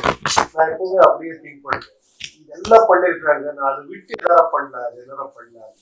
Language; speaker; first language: Tamil; non-native, learner; Kannada